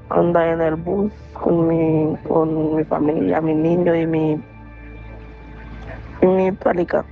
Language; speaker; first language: Spanish; non-native, learner; Haitian Creole